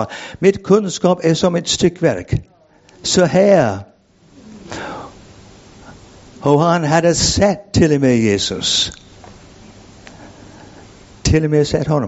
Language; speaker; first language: Swedish; non-native, fluent; English